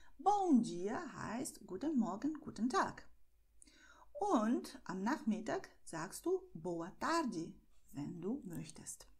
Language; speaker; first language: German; non-native, fluent; Portuguese